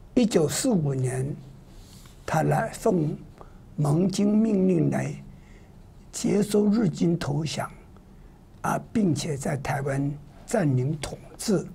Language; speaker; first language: Chinese; non-native, local second language; Min Nan Chinese